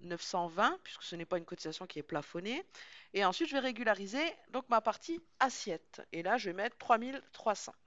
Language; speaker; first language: French; native; French